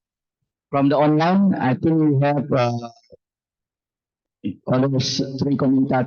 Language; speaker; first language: English; non-native, fluent; Indonesian